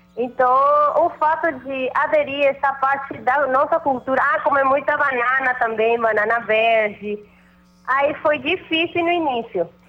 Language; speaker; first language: Portuguese; non-native, fluent; Spanish